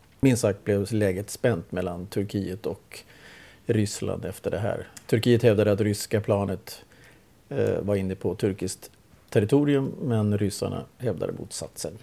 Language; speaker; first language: Swedish; native; Swedish